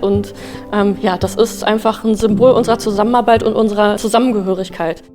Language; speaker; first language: German; native; German